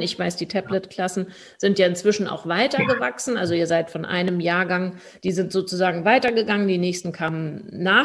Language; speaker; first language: German; native; German